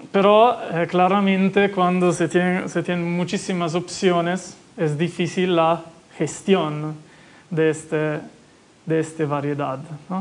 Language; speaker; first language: Spanish; non-native, fluent; Italian